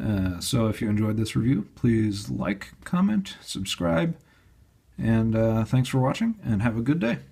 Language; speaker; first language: English; native; English